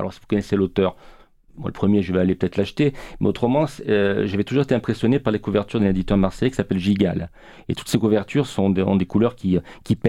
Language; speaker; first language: French; native; French